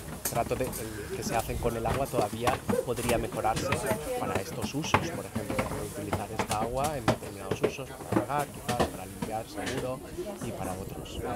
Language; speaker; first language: Spanish; native; Spanish